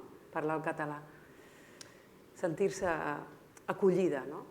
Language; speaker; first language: Catalan; native; Catalan